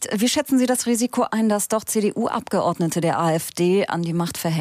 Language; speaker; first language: German; native; German